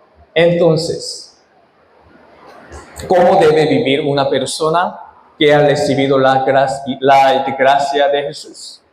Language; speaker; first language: Spanish; non-native, fluent; Korean